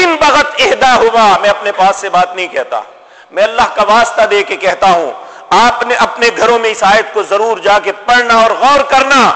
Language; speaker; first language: Urdu; non-native, local second language; Punjabi